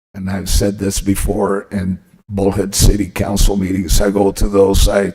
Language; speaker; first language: English; early bilingual, other home language; Spanish